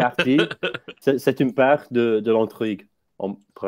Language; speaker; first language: French; non-native, fluent; English